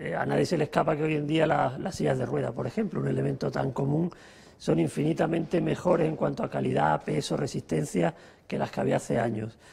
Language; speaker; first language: Spanish; native; Spanish